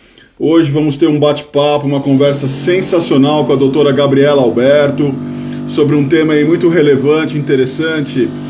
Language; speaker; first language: Portuguese; native; Portuguese